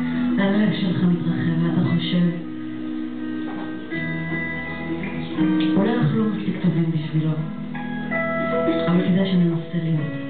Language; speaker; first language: Hebrew; native; Hebrew